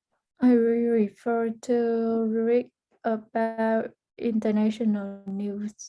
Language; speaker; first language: English; early bilingual, heritage; Vietnamese